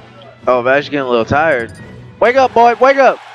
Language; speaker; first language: English; native; English